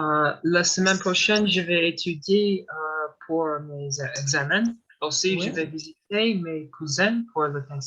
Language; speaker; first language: French; non-native, learner; English